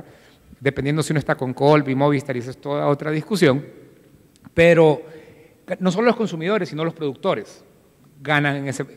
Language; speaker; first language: Spanish; native; Spanish